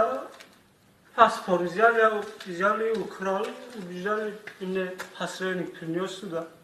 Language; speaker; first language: Russian; non-native, learner; Tajik